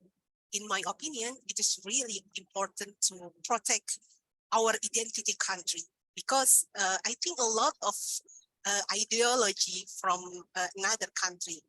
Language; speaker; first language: English; non-native, learner; Indonesian